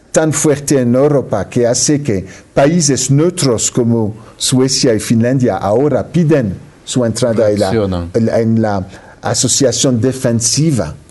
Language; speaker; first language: Spanish; non-native, fluent; French